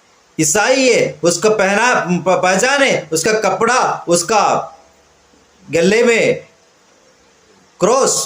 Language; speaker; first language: Hindi; non-native, local second language; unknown